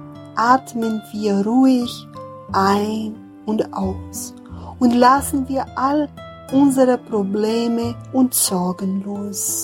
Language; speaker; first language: German; non-native, fluent; Portuguese